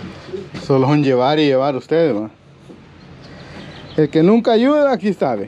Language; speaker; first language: Spanish; native; Spanish